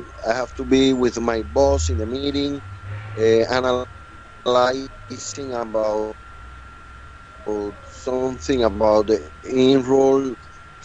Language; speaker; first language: English; non-native, learner; Spanish